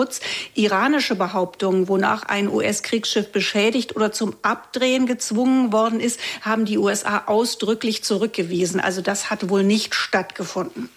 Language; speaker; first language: German; native; German